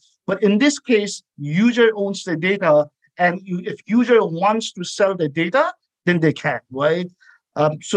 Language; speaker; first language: English; non-native, local second language; Nepali